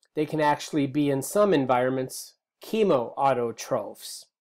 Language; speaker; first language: English; native; English